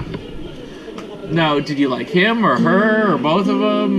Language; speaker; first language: English; native; English